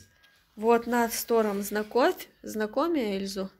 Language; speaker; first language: Russian; native; Russian